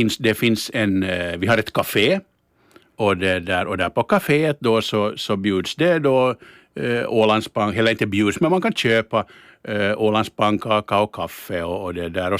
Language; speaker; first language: Swedish; native; Swedish